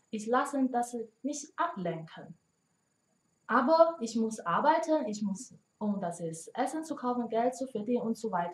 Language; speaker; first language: German; non-native, learner; Chinese